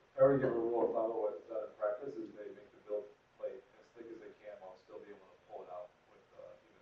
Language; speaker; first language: English; native; English